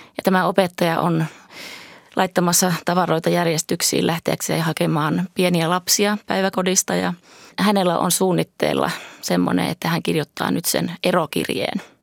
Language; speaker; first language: Finnish; early bilingual, heritage; Finnish